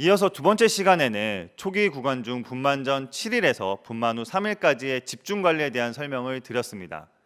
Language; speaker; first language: Korean; native; Korean